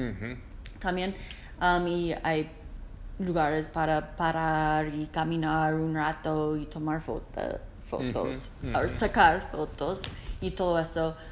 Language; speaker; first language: Spanish; non-native, learner; English